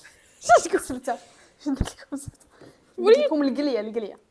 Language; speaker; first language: Arabic; native; Arabic